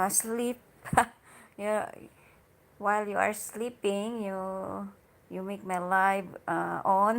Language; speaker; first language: English; non-native, learner; Hiligaynon